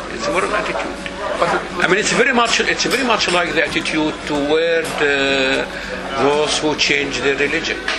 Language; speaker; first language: English; non-native, fluent; Arabic